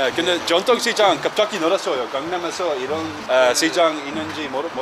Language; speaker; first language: Korean; non-native, learner; Dutch